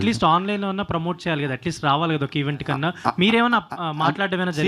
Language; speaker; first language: Telugu; native; Telugu